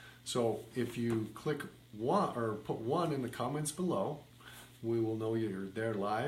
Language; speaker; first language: English; native; English